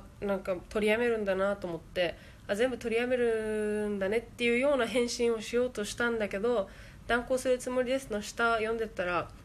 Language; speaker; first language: Japanese; native; Japanese